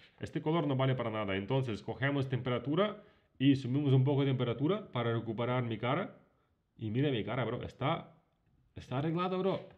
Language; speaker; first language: Spanish; non-native, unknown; Ukrainian